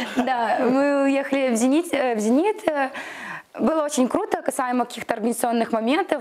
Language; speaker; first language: Russian; native; Russian